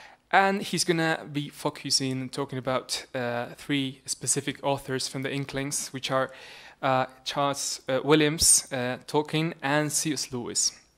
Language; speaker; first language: English; non-native, fluent; Spanish